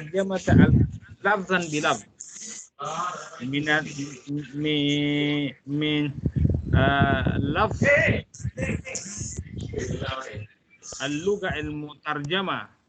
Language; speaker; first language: Arabic; non-native, fluent; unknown